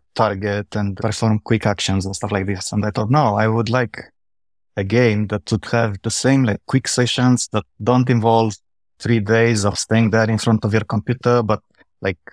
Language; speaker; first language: English; non-native, fluent; Romanian